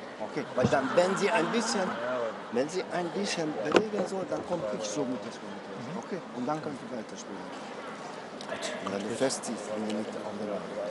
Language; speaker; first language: German; non-native, learner; Chinese